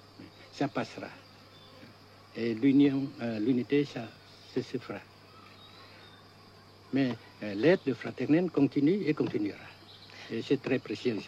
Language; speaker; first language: French; non-native, fluent; Vietnamese